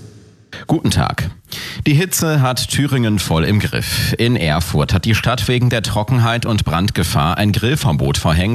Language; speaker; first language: German; native; German